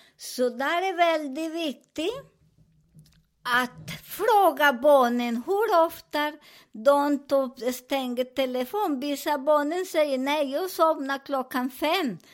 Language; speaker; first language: Swedish; non-native, learner; Spanish